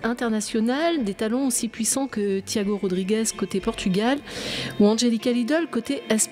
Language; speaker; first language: French; native; French